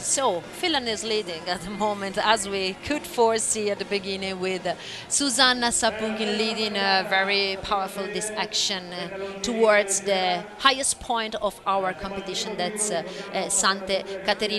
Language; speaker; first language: English; non-native, fluent; Italian